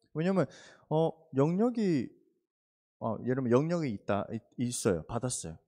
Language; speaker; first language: Korean; early bilingual, heritage; Korean